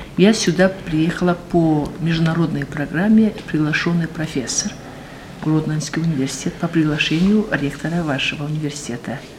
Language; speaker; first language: Russian; non-native, local second language; Kazakh